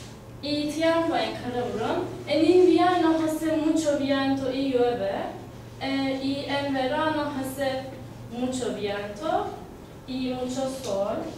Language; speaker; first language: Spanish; non-native, learner; Turkish